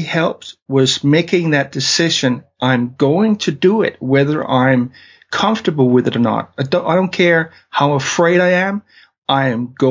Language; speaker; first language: English; non-native, fluent; Danish